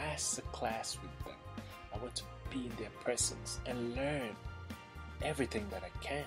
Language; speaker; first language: English; non-native, local second language; Krio